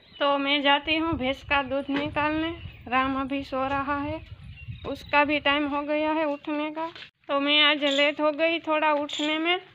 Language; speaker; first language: Hindi; non-native, local second language; Gujarati